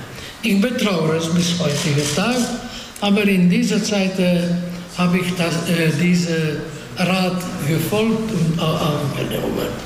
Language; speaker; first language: German; non-native, fluent; Hungarian